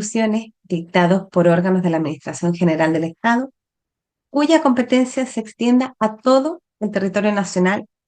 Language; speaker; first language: Spanish; native; Spanish